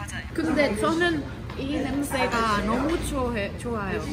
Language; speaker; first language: Korean; non-native, learner; Spanish